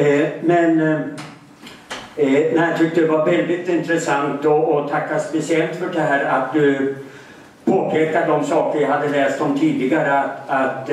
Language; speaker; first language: Swedish; native; Swedish